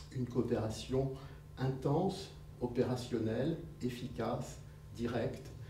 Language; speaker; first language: French; native; French